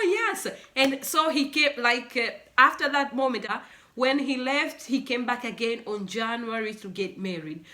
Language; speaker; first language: English; non-native, local second language; Swahili